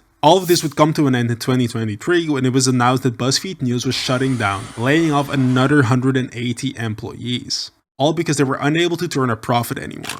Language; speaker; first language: English; native; English